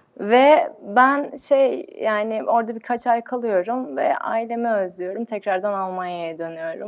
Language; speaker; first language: Turkish; early bilingual, heritage; Turkish